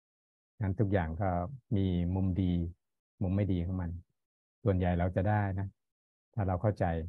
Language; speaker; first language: Thai; native; Thai